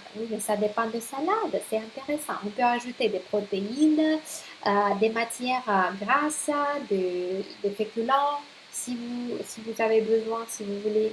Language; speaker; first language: French; non-native, fluent; Russian